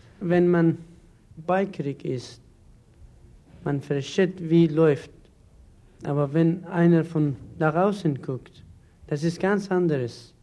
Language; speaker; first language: German; non-native, learner; Persian